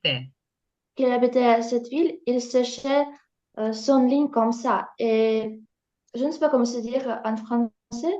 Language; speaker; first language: French; non-native, learner; Russian